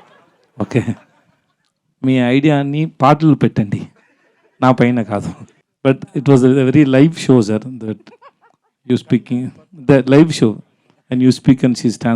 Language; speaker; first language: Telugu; non-native, learner; Tamil